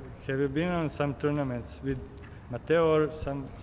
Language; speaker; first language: English; non-native, learner; Serbian